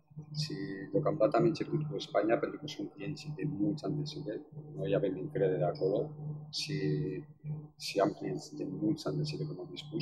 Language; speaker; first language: Romanian; non-native, fluent; Spanish